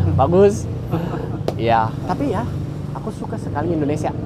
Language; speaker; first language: Indonesian; non-native, learner; English